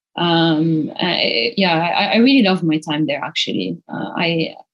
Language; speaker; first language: English; non-native, fluent; Arabic